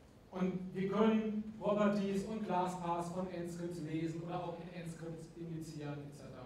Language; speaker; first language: German; native; German